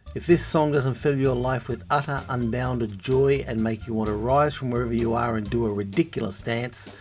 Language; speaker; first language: English; native; English